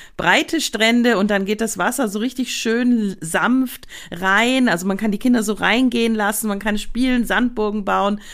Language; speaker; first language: German; native; German